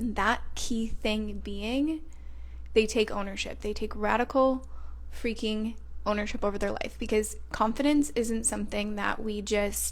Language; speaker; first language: English; native; English